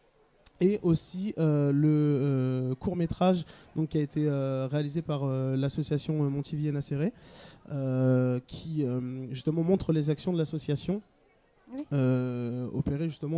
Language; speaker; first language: French; native; French